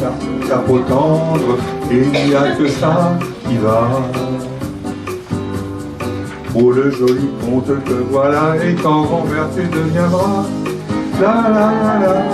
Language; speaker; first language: French; native; French